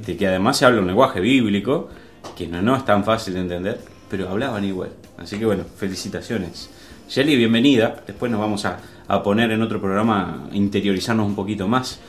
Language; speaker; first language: Spanish; native; Spanish